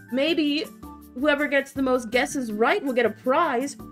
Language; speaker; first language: English; native; English